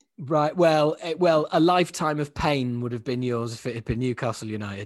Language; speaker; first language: English; native; English